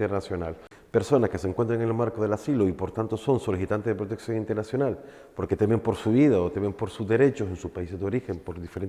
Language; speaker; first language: Spanish; native; Spanish